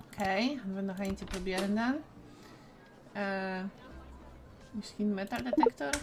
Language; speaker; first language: Dutch; non-native, learner; Polish